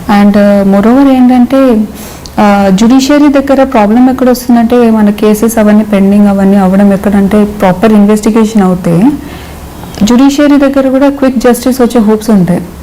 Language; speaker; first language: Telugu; non-native, local second language; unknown